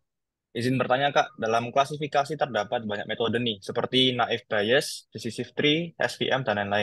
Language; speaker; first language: Indonesian; native; Indonesian